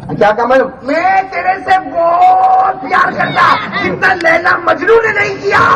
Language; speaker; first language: Urdu; native; Urdu